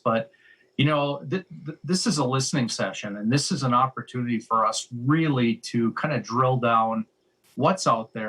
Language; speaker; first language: English; native; English